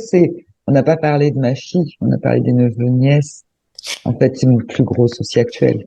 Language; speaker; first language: French; native; French